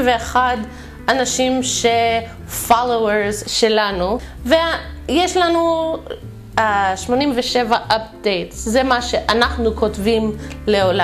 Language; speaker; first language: Hebrew; non-native, fluent; English